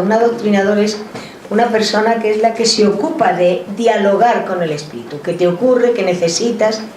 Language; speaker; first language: Spanish; native; Spanish